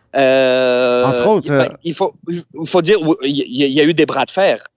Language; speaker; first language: French; non-native, local second language; Arabic